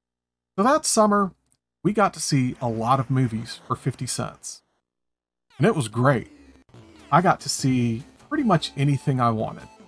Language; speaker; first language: English; native; English